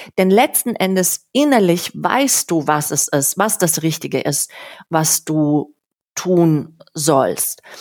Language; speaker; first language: German; non-native, fluent; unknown